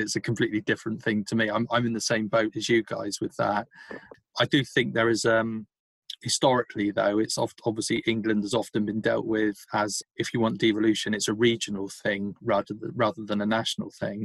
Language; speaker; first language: English; native; English